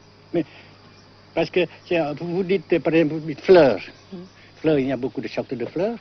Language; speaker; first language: French; non-native, fluent; Vietnamese